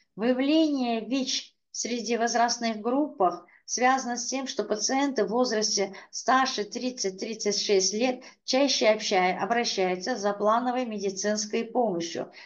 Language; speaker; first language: Russian; non-native, local second language; Uzbek